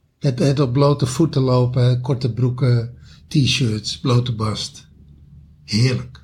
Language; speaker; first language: Dutch; early bilingual, other home language; German